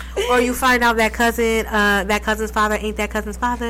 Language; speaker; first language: English; early bilingual, other home language; Spanish